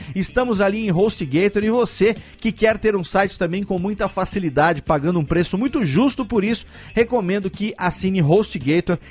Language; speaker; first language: Portuguese; native; Portuguese